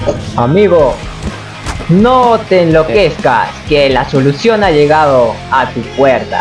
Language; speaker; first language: Spanish; native; Spanish